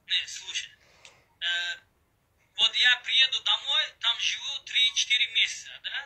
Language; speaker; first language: Russian; non-native, learner; Uzbek